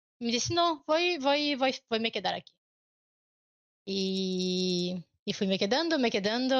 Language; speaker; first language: Spanish; non-native, learner; Portuguese